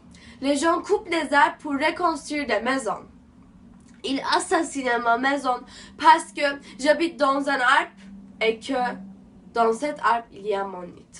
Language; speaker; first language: French; non-native, learner; Turkish